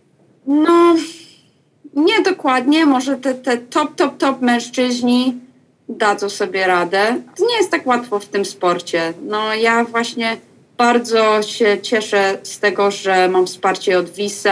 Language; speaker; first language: Polish; early bilingual, heritage; Polish